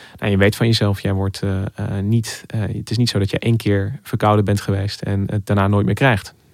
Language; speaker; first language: Dutch; native; Dutch